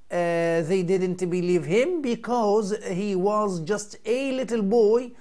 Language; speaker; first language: English; non-native, fluent; Arabic